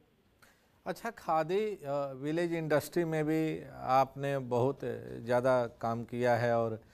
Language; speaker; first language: Hindi; native; Hindi